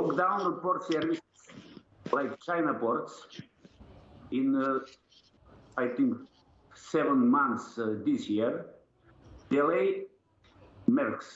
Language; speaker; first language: English; non-native, learner; Serbian